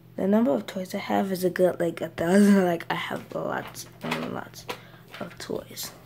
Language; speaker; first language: English; native; English